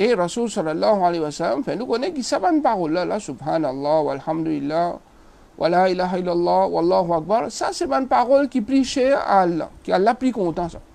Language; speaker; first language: French; non-native, local second language; Morisyen